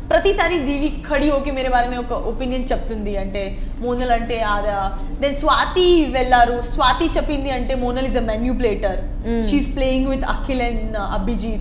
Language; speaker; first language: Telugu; non-native, learner; Gujarati